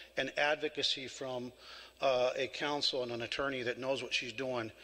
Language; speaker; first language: English; early bilingual, other home language; Spanish